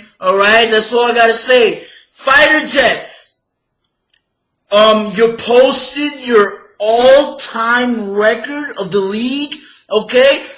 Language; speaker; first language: English; native; English